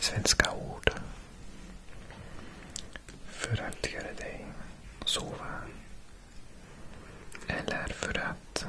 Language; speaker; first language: Swedish; non-native, learner; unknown